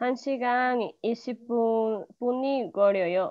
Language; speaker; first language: Korean; non-native, learner; Spanish